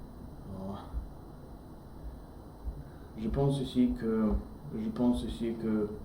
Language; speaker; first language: French; non-native, learner; English